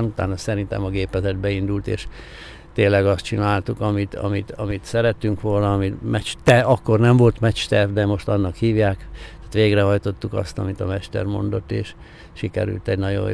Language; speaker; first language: Hungarian; native; Hungarian